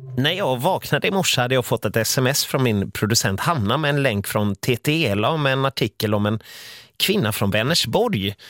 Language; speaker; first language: Swedish; native; Swedish